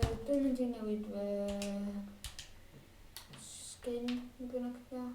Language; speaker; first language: Welsh; native; Welsh